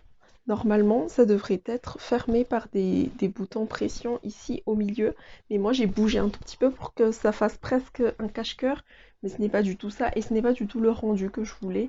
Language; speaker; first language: French; native; French